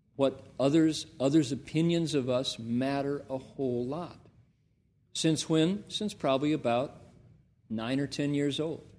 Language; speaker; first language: English; native; English